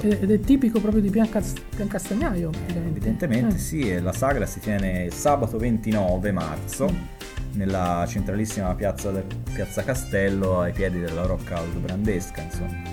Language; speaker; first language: Italian; native; Italian